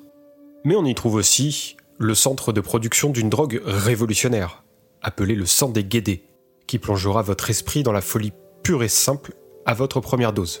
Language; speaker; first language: French; native; French